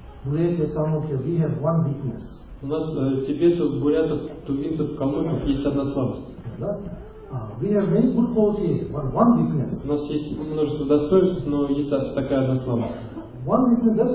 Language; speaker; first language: Russian; native; Russian